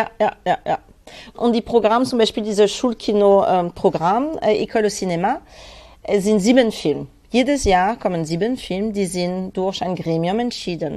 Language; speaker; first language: German; non-native, fluent; French